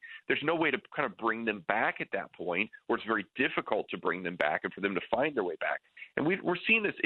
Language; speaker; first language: English; native; English